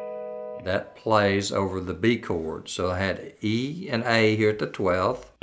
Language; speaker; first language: English; native; English